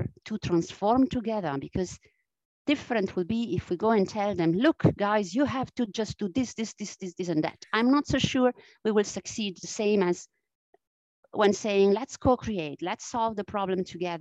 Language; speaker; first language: English; non-native, fluent; Italian